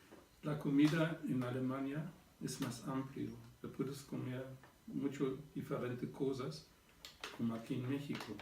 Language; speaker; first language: Spanish; non-native, fluent; German